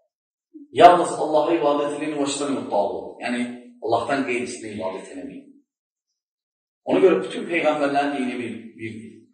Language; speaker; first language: Turkish; non-native, learner; Azerbaijani